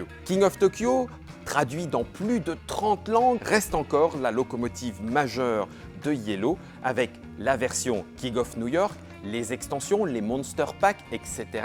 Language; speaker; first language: French; native; French